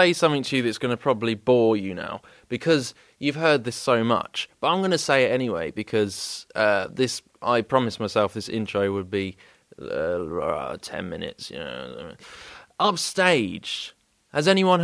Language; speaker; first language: English; native; English